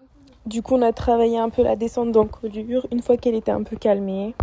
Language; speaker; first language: French; native; French